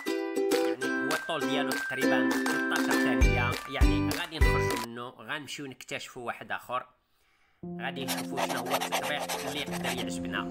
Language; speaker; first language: Arabic; native; Arabic